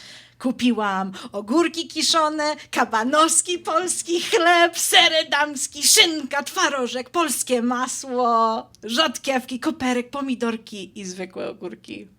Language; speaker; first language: Polish; early bilingual, heritage; Polish